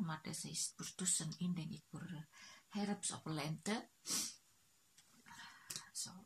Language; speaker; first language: Dutch; non-native, learner; Indonesian